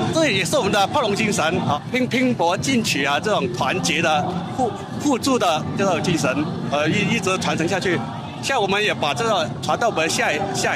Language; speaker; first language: Chinese; native; Chinese